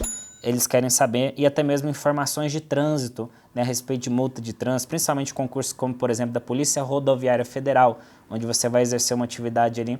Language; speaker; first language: Portuguese; native; Portuguese